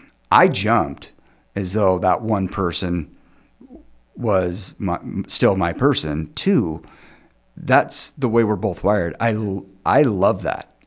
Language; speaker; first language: English; native; English